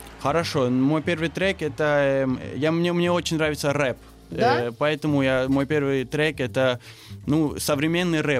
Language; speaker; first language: Russian; early bilingual, heritage; Russian